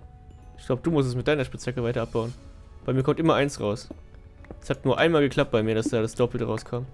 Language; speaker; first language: German; native; German